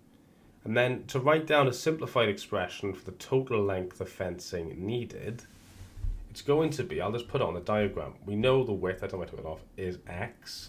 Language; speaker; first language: English; native; English